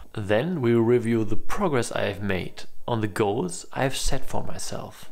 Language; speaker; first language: English; non-native, fluent; German